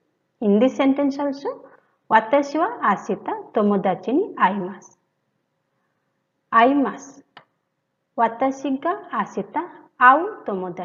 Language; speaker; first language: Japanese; non-native, fluent; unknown